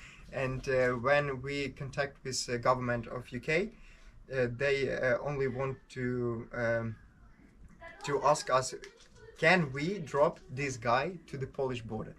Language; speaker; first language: English; non-native, learner; Ukrainian